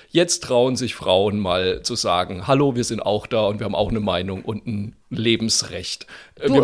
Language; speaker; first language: German; native; German